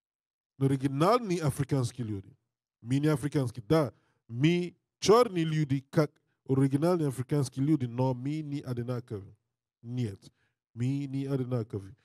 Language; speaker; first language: Russian; non-native, learner; English